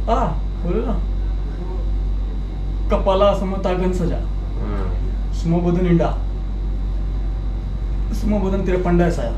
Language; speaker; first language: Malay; non-native, learner; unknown